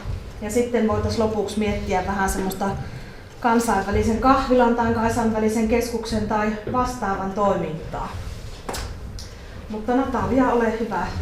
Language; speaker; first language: Finnish; native; Finnish